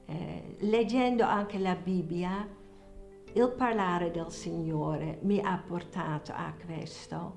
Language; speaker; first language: Italian; non-native, fluent; Dutch